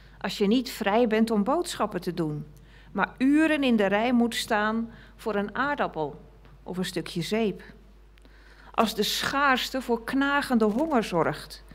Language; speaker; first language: Dutch; native; Dutch